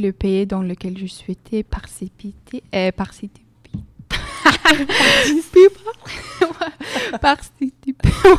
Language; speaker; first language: French; non-native, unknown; Swedish